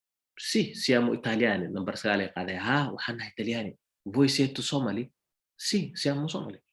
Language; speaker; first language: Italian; non-native, fluent; Somali